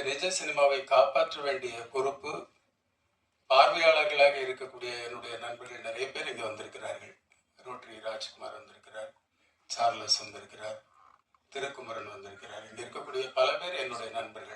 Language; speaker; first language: Tamil; native; Tamil